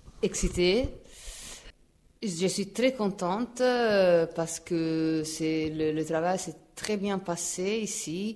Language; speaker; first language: French; non-native, fluent; Italian